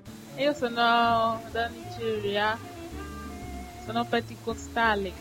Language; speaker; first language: Italian; non-native, learner; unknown